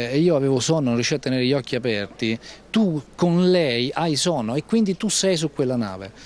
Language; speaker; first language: Italian; native; Italian